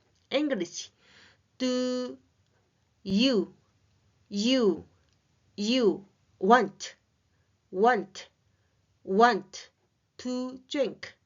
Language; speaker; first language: English; non-native, learner; Chinese